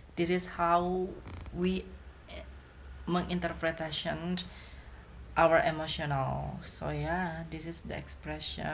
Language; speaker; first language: English; non-native, learner; Indonesian